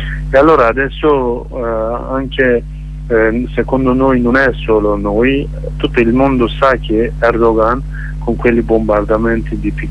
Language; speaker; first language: Italian; non-native, learner; Kurdish